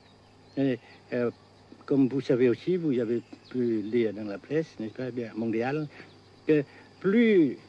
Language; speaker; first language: French; non-native, fluent; Vietnamese